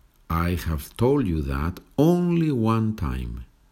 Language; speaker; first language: English; non-native, fluent; Spanish